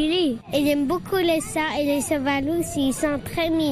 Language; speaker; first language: French; non-native, learner; Arabic